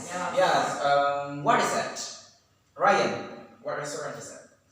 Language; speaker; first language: English; non-native, learner; Indonesian